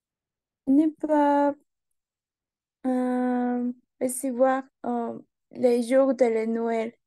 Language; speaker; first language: French; non-native, learner; Spanish